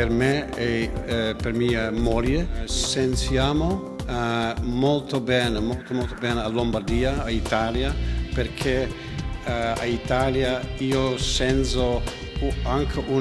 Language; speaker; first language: Italian; non-native, learner; Dutch